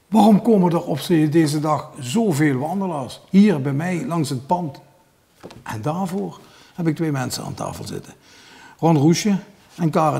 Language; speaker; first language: Dutch; native; Dutch